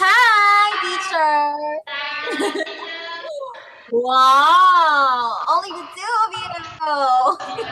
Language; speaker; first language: English; non-native, local second language; Filipino